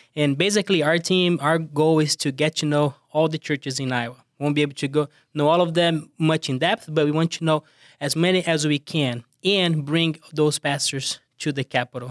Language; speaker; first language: English; non-native, fluent; Portuguese